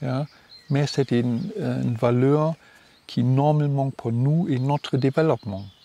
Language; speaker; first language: French; non-native, learner; German